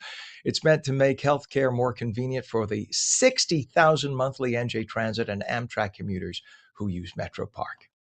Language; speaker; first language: English; native; English